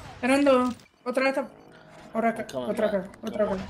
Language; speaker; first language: Spanish; early bilingual, other home language; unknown